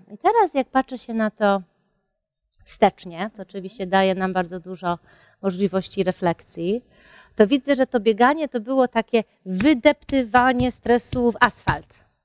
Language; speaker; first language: Polish; early bilingual, heritage; Polish